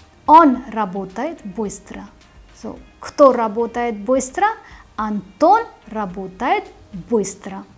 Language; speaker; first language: Russian; non-native, fluent; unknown